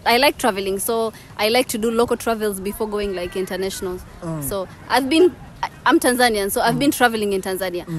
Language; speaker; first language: English; non-native, local second language; Swahili